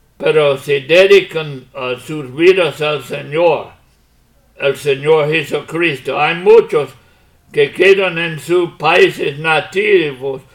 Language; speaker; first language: Spanish; non-native, fluent; English